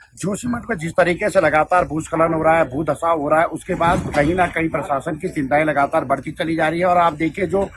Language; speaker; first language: Hindi; native; Hindi